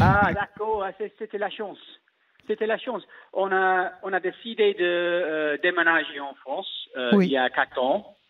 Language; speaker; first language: French; non-native, learner; English